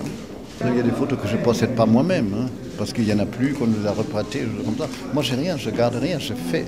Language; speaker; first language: French; non-native, fluent; German